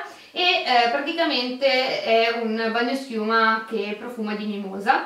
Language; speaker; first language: Italian; native; Italian